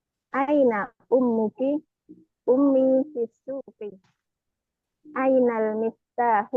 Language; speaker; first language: Arabic; non-native, learner; Indonesian